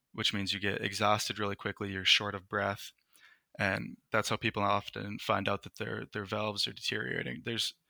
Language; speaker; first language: English; native; English